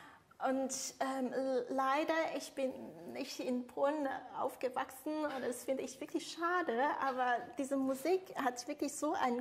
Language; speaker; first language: German; non-native, fluent; Chinese